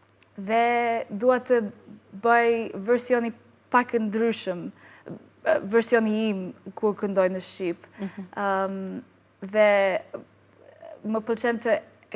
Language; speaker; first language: Albanian; non-native, learner; English